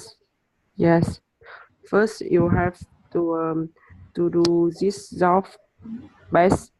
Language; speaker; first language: English; non-native, learner; Vietnamese